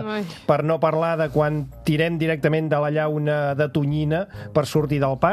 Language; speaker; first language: Catalan; native; Catalan